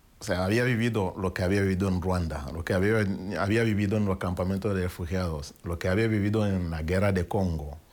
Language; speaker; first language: Spanish; non-native, fluent; Kinyarwanda